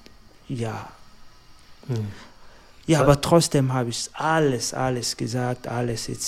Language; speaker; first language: German; non-native, learner; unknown